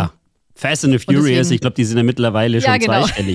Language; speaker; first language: German; native; German